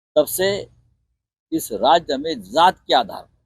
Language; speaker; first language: Hindi; non-native, local second language; Marathi